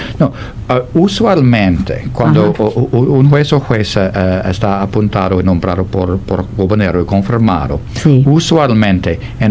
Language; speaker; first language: Spanish; non-native, fluent; English